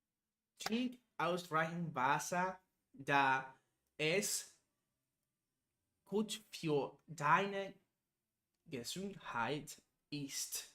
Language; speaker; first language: German; non-native, learner; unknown